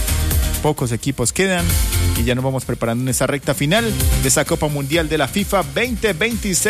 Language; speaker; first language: Spanish; native; Spanish